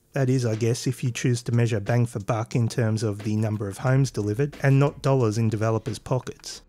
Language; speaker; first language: English; native; English